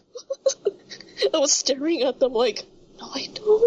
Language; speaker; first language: English; non-native, local second language; Filipino